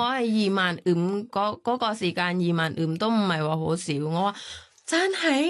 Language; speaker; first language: Cantonese; non-native, fluent; Thai